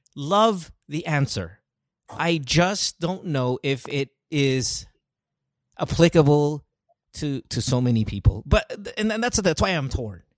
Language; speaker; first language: English; non-native, local second language; Filipino